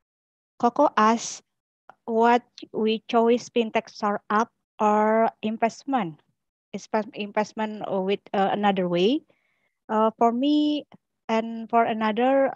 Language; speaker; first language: English; non-native, learner; Indonesian